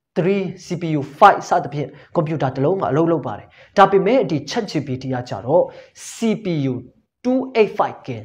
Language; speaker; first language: Burmese; non-native, local second language; Tedim Chin